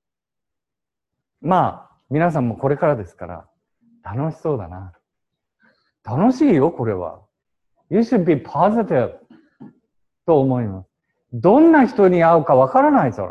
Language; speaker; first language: Japanese; native; Japanese